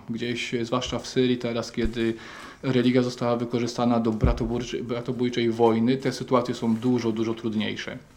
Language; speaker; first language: Polish; native; Polish